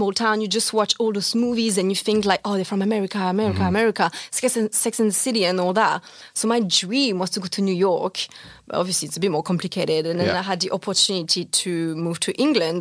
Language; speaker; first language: English; non-native, fluent; French